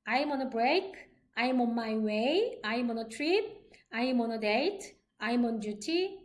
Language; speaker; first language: English; non-native, fluent; Korean